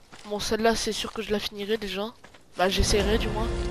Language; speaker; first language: French; native; French